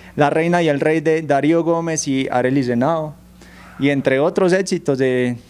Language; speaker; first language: Spanish; native; Spanish